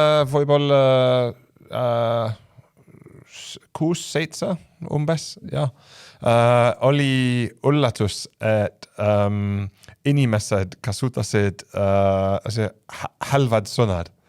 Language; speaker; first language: Estonian; non-native, fluent; English